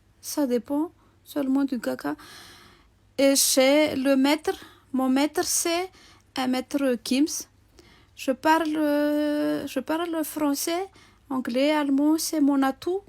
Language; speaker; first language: French; non-native, local second language; Malagasy